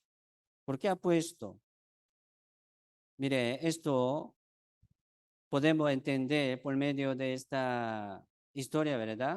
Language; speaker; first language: Spanish; non-native, fluent; Korean